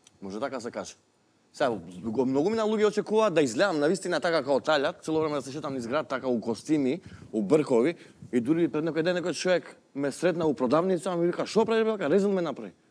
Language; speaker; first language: Macedonian; non-native, local second language; Albanian